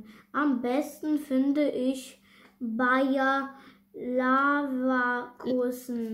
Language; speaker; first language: German; non-native, learner; Russian